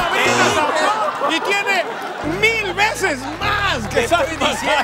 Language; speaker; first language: Spanish; native; Spanish